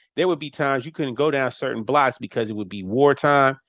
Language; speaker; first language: English; native; English